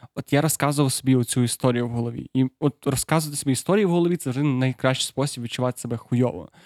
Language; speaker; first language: Ukrainian; non-native, local second language; Russian